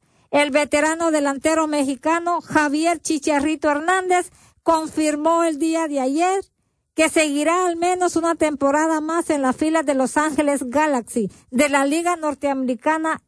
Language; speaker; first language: Spanish; native; Spanish